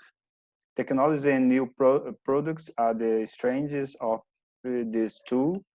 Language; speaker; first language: English; non-native, learner; Portuguese